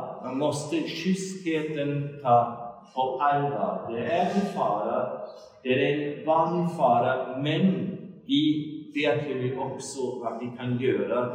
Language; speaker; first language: Swedish; non-native, fluent; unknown